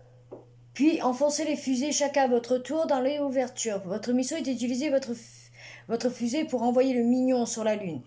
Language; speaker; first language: French; native; French